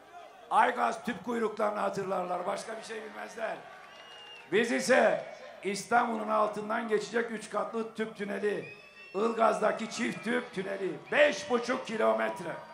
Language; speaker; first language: Turkish; native; Turkish